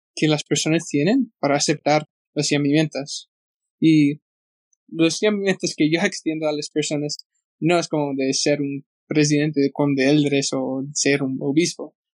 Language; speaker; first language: Spanish; non-native, fluent; English